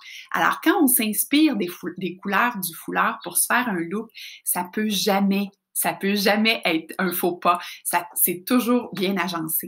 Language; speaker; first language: French; native; French